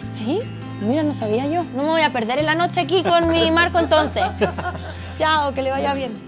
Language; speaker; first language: Spanish; native; Spanish